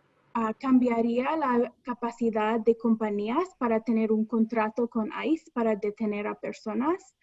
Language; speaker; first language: Spanish; non-native, fluent; English